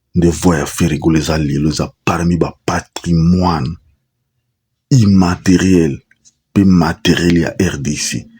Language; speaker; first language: Lingala; native; Lingala